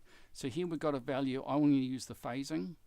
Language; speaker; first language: English; native; English